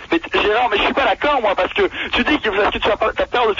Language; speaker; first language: French; native; French